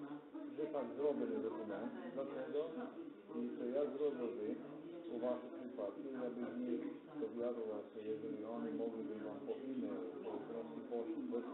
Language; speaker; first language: Polish; non-native, learner; Croatian